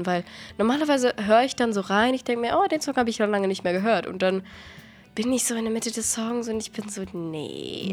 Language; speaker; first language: German; native; German